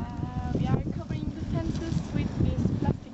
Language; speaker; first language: English; non-native, learner; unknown